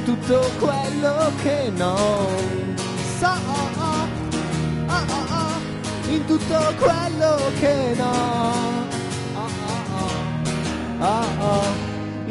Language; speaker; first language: Italian; native; Italian